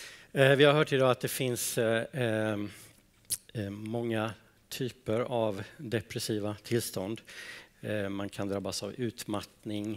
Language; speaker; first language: Swedish; native; Swedish